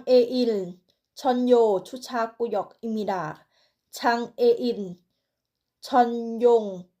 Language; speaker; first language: Korean; non-native, learner; Thai